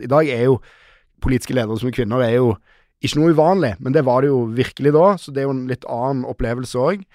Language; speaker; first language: Norwegian; native; Norwegian